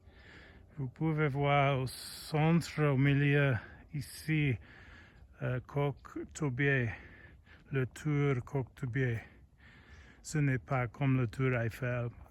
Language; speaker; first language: French; non-native, learner; English